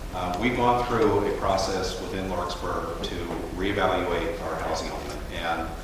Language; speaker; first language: English; native; English